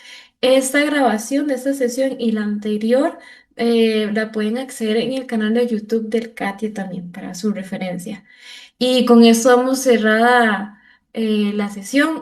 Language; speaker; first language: Spanish; native; Spanish